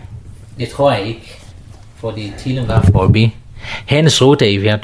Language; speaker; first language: Danish; non-native, learner; Kurdish